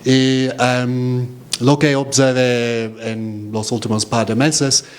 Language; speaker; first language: Spanish; non-native, fluent; English